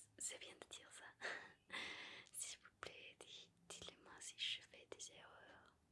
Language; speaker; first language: French; non-native, learner; Spanish